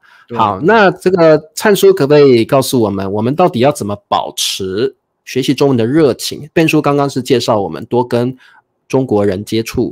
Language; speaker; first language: Chinese; native; Chinese